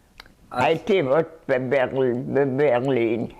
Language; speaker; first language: Hebrew; non-native, fluent; German